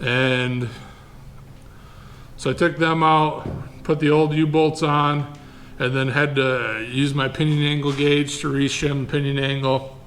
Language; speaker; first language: English; native; English